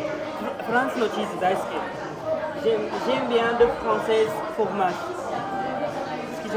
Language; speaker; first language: French; non-native, learner; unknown